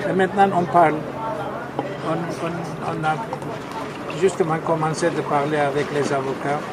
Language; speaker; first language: French; non-native, fluent; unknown